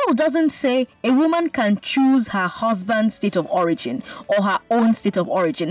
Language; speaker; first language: English; non-native, local second language; Igbo